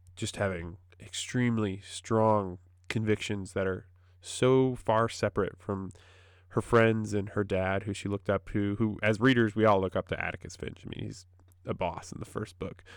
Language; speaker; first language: English; native; English